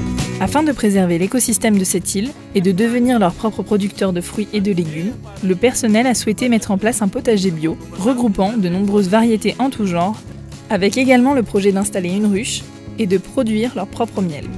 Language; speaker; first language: French; native; French